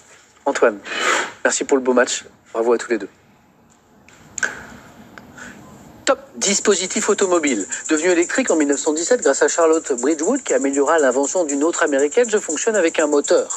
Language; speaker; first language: French; native; French